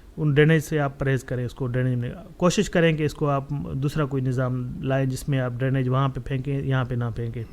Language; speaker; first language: Urdu; non-native, local second language; Sindhi